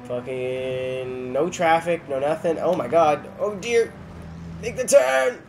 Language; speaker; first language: English; native; English